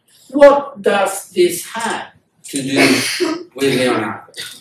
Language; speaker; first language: English; non-native, fluent; Italian